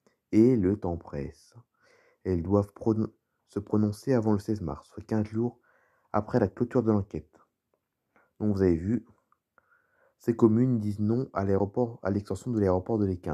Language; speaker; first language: French; native; French